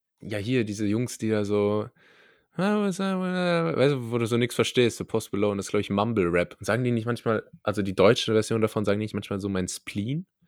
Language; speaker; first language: German; native; German